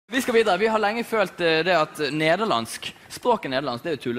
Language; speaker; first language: Norwegian; native; Norwegian